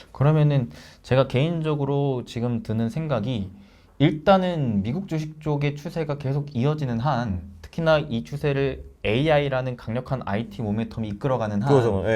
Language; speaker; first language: Korean; native; Korean